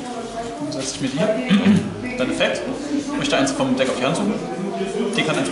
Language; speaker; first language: German; native; German